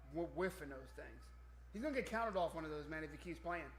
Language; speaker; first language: English; native; English